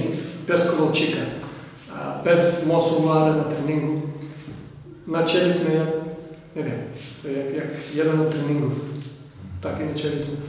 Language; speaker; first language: Polish; non-native, learner; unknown